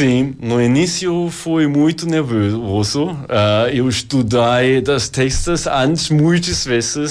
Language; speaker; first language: Portuguese; non-native, learner; German